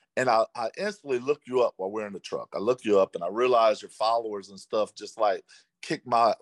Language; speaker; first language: English; native; English